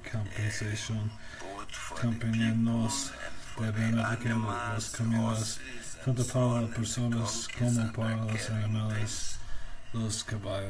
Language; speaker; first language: Spanish; non-native, learner; English